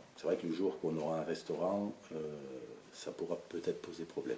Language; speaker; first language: French; native; French